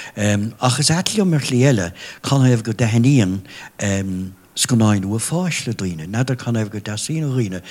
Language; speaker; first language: Irish; non-native, local second language; English